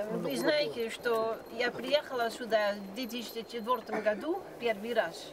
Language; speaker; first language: Russian; non-native, fluent; Dutch